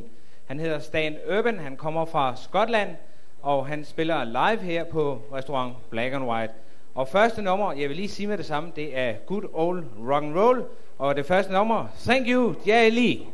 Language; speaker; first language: Danish; native; Danish